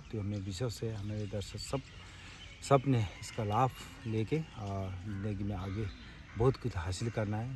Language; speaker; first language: Hindi; non-native, local second language; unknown